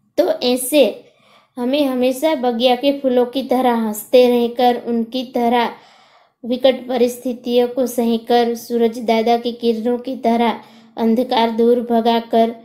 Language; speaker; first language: Hindi; non-native, local second language; Gujarati